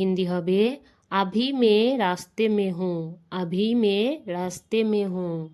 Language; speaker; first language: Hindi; non-native, local second language; Bangla